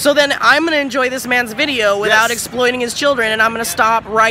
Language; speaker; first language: English; native; English